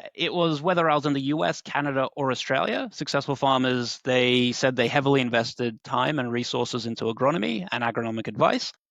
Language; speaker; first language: English; native; English